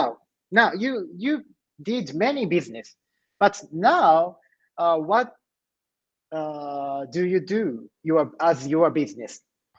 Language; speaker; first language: English; non-native, learner; Japanese